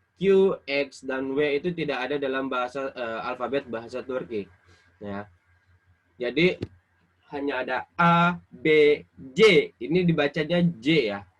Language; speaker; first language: Indonesian; native; Indonesian